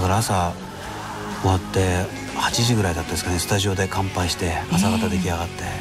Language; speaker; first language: Japanese; native; Japanese